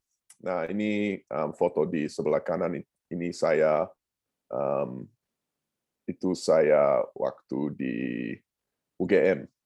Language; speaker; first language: Indonesian; non-native, fluent; English